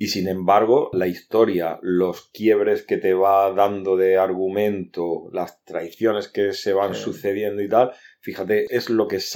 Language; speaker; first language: Spanish; native; Spanish